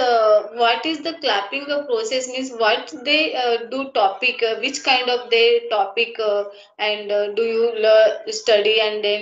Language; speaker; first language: English; non-native, learner; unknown